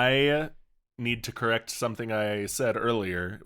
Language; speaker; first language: English; native; English